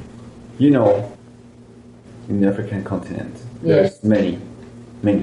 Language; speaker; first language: English; non-native, learner; Spanish